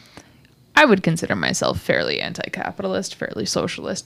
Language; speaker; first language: English; native; English